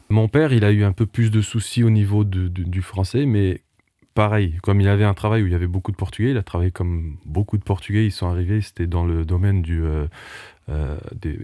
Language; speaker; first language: French; non-native, local second language; Portuguese